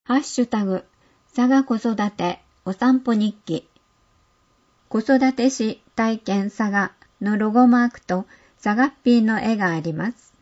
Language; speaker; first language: Japanese; native; Japanese